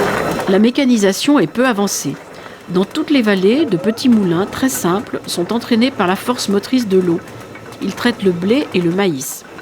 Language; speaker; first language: French; native; French